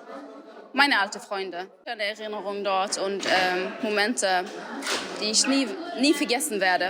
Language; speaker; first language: German; non-native, fluent; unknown